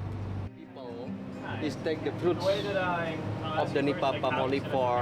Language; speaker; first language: English; non-native, learner; Indonesian